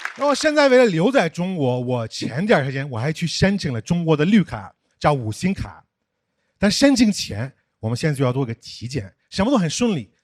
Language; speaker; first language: Chinese; non-native, fluent; English